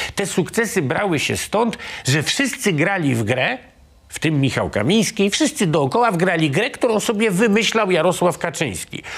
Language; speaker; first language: Polish; native; Polish